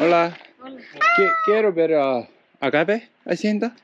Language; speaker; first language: Spanish; non-native, learner; Korean